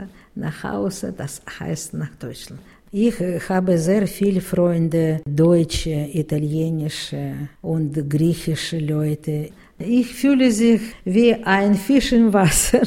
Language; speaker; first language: German; non-native, learner; Russian